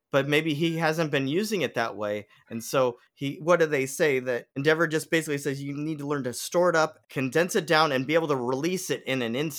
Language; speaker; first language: English; native; English